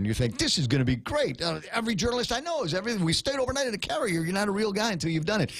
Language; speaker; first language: English; native; English